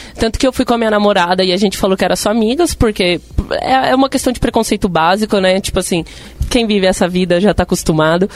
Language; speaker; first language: Portuguese; early bilingual, other home language; Spanish